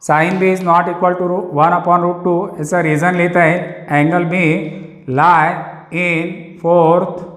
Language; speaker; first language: Hindi; non-native, local second language; Marathi